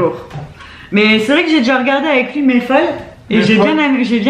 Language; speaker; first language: French; native; French